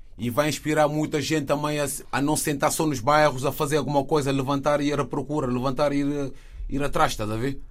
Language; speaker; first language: Portuguese; non-native, fluent; Wolof